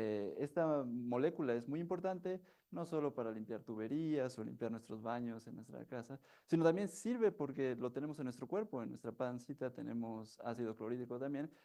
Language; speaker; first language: Spanish; native; Spanish